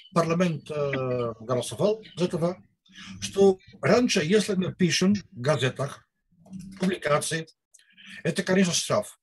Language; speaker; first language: Russian; non-native, learner; Dutch